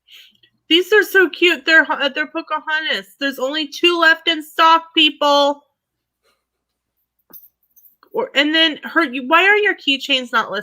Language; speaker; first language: English; native; English